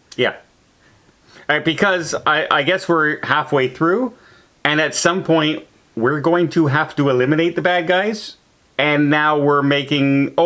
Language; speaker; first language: English; native; English